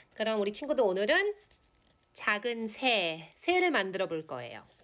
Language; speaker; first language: Korean; native; Korean